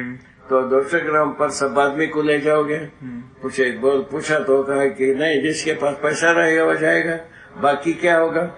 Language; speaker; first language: Hindi; non-native, local second language; Kannada